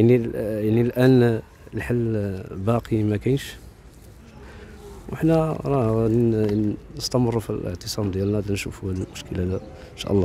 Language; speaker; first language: Arabic; native; Arabic